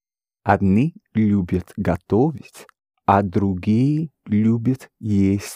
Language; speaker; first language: Russian; non-native, learner; English